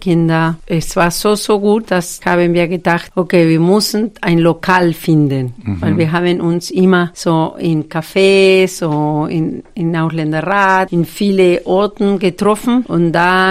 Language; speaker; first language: German; non-native, fluent; Spanish